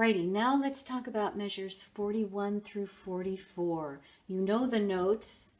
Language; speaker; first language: English; native; English